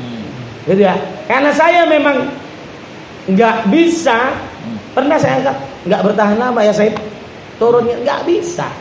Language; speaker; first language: Indonesian; native; Indonesian